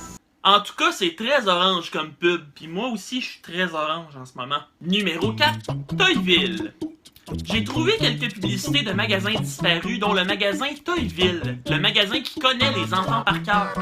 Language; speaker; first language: French; native; French